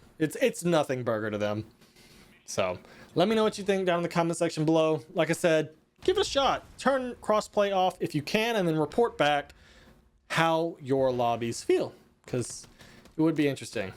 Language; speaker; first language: English; native; English